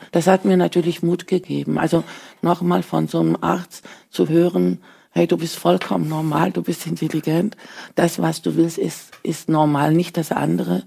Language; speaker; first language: German; early bilingual, other home language; Turkish